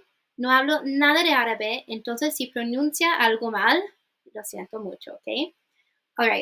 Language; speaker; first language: Spanish; non-native, fluent; English